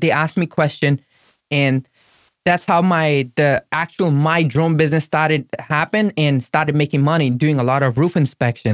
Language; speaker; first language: English; non-native, local second language; Gujarati